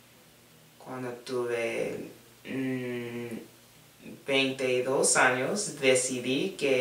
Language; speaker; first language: Spanish; non-native, learner; English